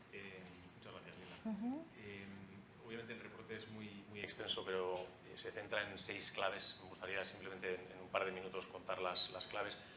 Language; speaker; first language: Spanish; native; Spanish